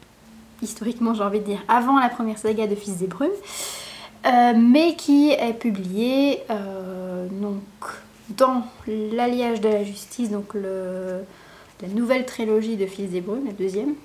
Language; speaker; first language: French; native; French